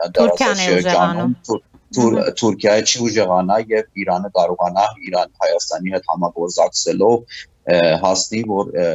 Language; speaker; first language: Armenian; early bilingual, heritage; Armenian